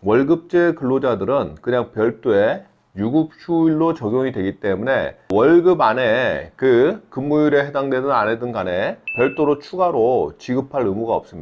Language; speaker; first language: Korean; native; Korean